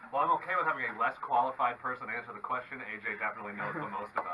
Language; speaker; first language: English; native; English